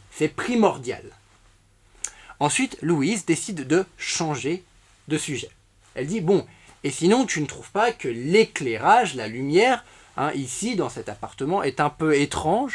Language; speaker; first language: French; native; French